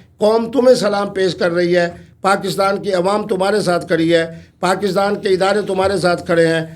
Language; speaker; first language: Urdu; non-native, local second language; Saraiki